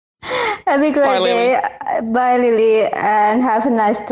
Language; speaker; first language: English; non-native, learner; Indonesian